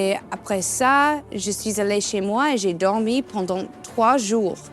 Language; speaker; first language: French; non-native, learner; English